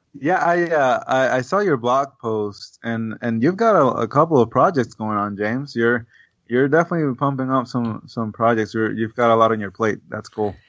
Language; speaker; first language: English; non-native, fluent; Spanish